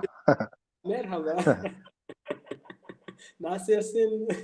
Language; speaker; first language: Turkish; non-native, learner; Swahili